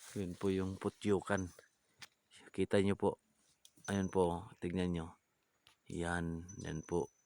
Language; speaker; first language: Filipino; non-native, local second language; Cebuano